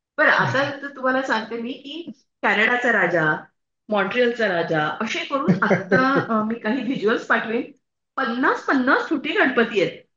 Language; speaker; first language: Marathi; native; Marathi